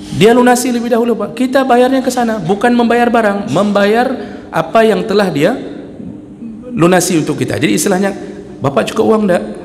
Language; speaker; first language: Malay; non-native, local second language; Achinese